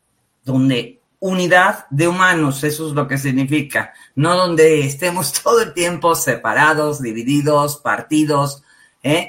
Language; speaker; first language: Spanish; native; Spanish